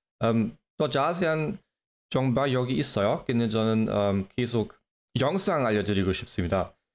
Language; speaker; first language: Korean; non-native, fluent; English